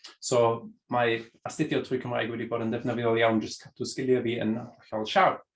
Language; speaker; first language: Welsh; non-native, fluent; German